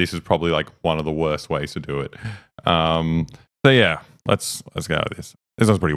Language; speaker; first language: English; native; English